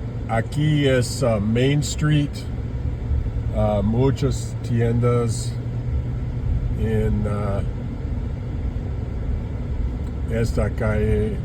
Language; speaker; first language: Spanish; non-native, learner; English